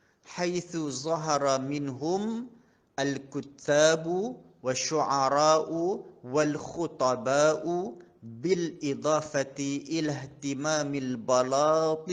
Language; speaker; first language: Arabic; non-native, fluent; Malay